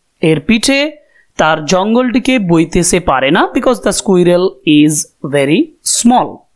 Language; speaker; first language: English; non-native, local second language; Bangla